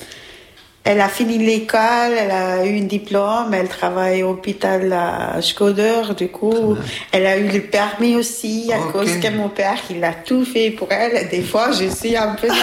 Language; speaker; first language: French; non-native, learner; Albanian